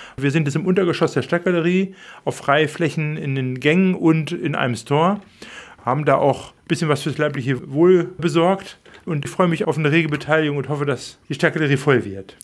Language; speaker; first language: German; native; German